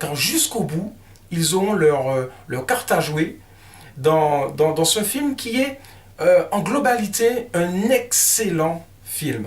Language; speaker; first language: French; native; French